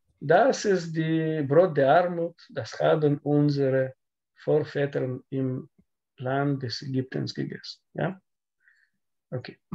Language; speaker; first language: German; non-native, learner; Russian